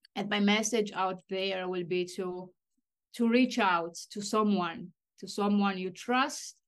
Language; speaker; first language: English; non-native, fluent; Romanian